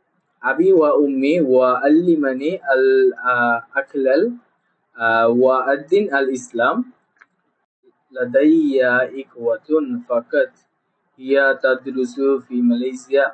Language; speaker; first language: Arabic; non-native, learner; Bangla